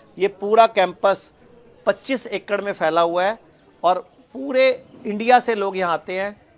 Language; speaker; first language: Hindi; native; Hindi